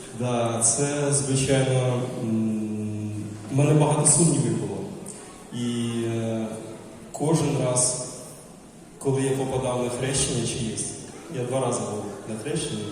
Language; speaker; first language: Ukrainian; non-native, local second language; Russian